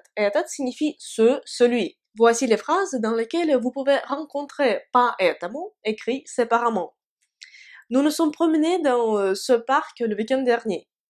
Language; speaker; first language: French; non-native, fluent; Russian